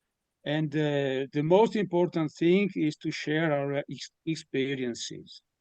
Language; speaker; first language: English; non-native, learner; Italian